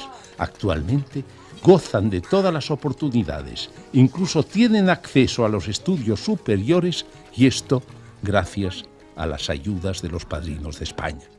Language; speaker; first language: Spanish; native; Spanish